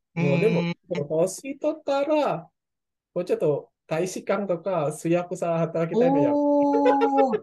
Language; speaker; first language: Japanese; non-native, learner; Indonesian